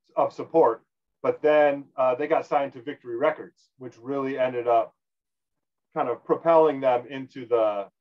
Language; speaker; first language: English; native; English